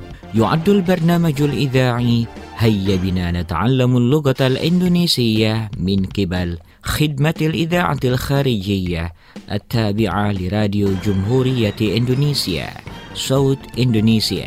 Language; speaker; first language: Arabic; non-native, fluent; Indonesian